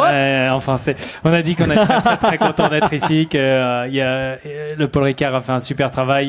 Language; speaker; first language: French; native; French